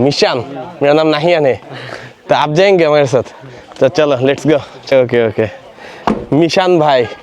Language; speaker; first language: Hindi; non-native, learner; Bangla